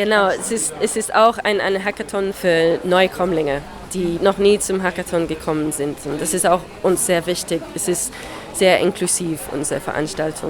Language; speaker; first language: German; non-native, fluent; English